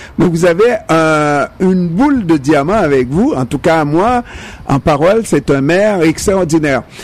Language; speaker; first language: French; non-native, local second language; Haitian Creole